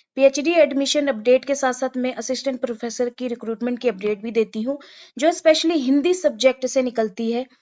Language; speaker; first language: Hindi; native; Hindi